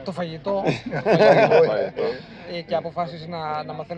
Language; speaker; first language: Greek; non-native, fluent; Italian